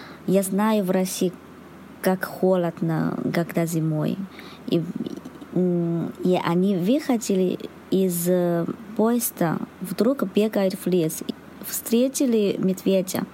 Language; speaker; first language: Russian; non-native, learner; Chinese